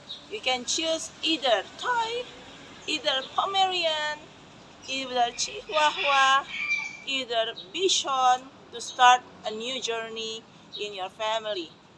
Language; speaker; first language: English; non-native, learner; Indonesian